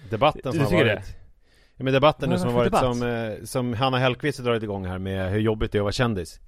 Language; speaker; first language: Swedish; native; Swedish